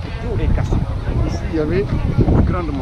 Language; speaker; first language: French; non-native, local second language; Wolof